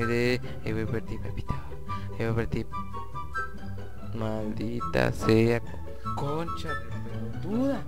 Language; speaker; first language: Spanish; native; Spanish